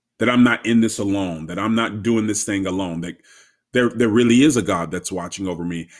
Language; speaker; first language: English; native; English